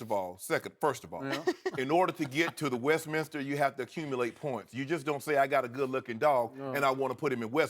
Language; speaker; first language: English; native; English